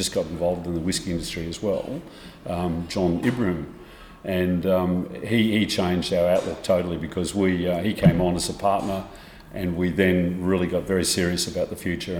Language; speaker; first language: English; native; English